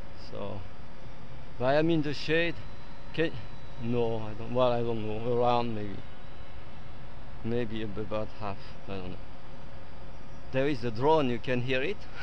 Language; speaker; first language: English; non-native, fluent; French